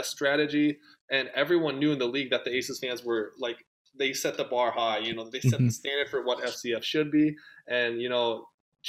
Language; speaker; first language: English; native; English